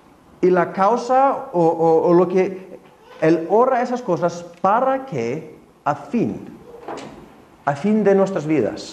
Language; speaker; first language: Spanish; non-native, fluent; Icelandic